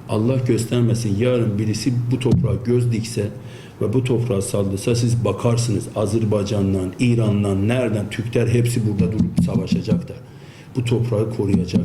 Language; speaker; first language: Turkish; non-native, fluent; Azerbaijani